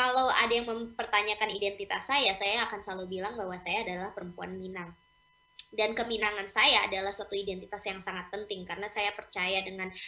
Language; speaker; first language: Indonesian; early bilingual, heritage; English